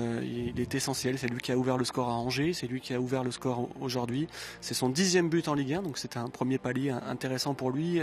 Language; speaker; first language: French; native; French